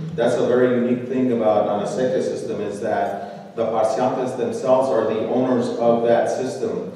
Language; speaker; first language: English; early bilingual, other home language; Spanish